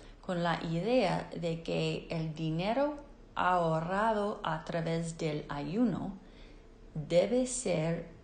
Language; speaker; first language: Spanish; non-native, fluent; English